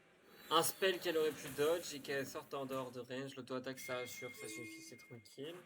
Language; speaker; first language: French; native; French